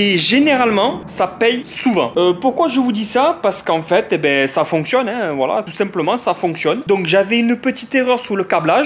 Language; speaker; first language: French; native; French